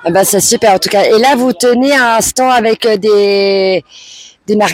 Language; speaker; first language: French; native; French